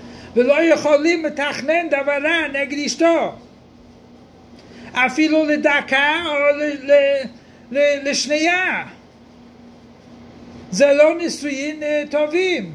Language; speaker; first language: Hebrew; non-native, fluent; English